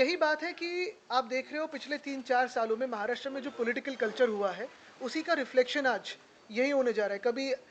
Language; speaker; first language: Hindi; non-native, local second language; Marathi